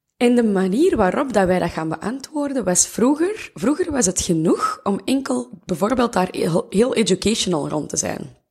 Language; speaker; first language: Dutch; native; Dutch